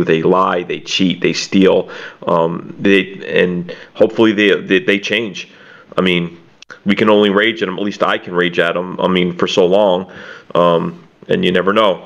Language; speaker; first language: English; native; English